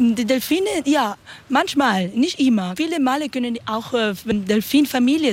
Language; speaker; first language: German; non-native, learner; Spanish